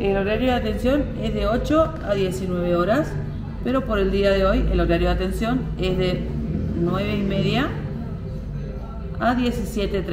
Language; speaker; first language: Spanish; native; Spanish